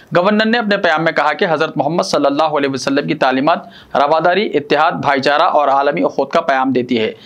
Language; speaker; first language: Urdu; native; Urdu